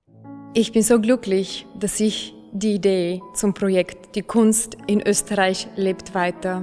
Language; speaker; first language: German; non-native, fluent; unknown